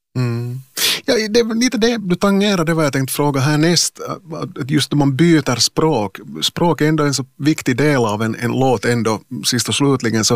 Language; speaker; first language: Swedish; native; Swedish